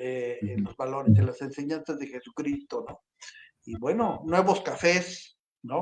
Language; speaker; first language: Spanish; native; Spanish